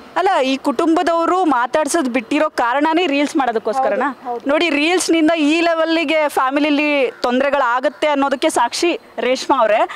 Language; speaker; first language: Kannada; native; Kannada